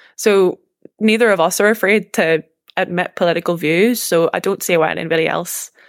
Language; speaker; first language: English; native; English